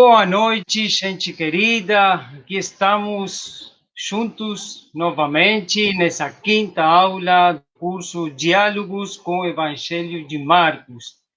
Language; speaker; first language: Portuguese; non-native, fluent; Spanish